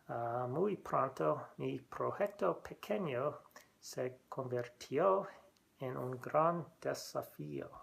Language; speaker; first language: Spanish; non-native, learner; English